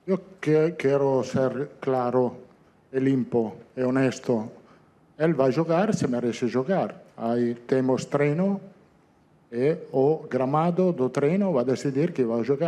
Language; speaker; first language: Portuguese; non-native, fluent; Italian